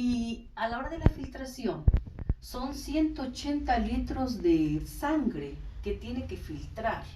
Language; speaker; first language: Spanish; native; Spanish